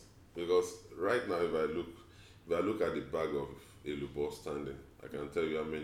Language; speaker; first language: English; non-native, local second language; Yoruba